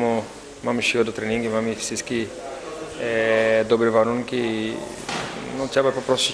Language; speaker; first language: Polish; non-native, fluent; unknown